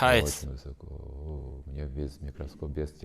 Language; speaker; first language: Russian; native; Russian